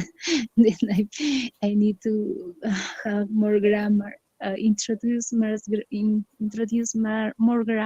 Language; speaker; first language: English; non-native, learner; Spanish